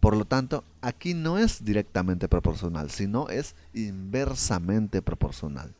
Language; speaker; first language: Spanish; native; Spanish